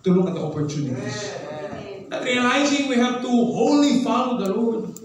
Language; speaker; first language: English; non-native, local second language; Filipino